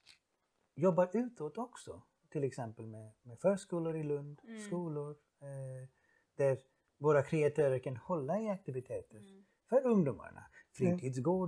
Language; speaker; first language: Swedish; non-native, fluent; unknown